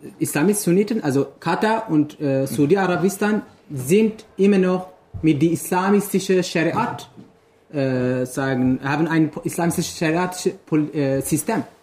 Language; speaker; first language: German; non-native, fluent; Kurdish